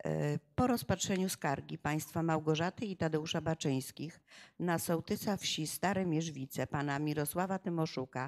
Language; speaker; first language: Polish; native; Polish